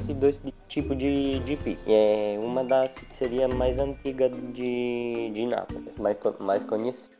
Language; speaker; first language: Portuguese; non-native, learner; Italian